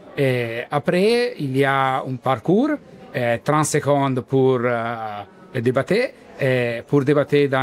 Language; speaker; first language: French; non-native, learner; Italian